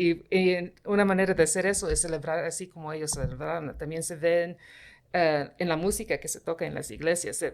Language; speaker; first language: Spanish; early bilingual, heritage; Spanish